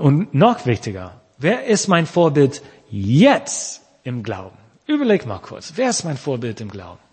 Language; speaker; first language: German; non-native, fluent; English